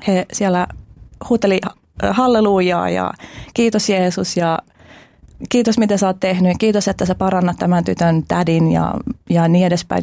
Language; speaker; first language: Finnish; early bilingual, other home language; Albanian